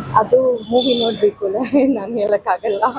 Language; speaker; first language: Kannada; non-native, learner; Malayalam